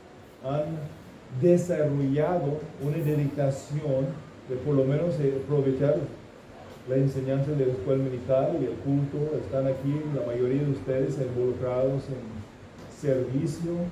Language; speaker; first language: Spanish; non-native, fluent; English